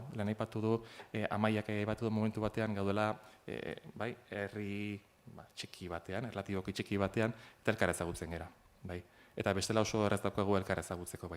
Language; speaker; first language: Basque; native; Basque